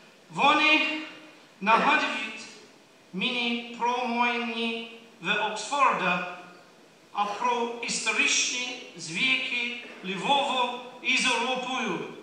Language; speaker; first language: Ukrainian; non-native, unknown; English